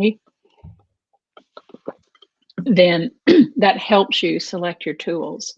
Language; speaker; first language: English; native; English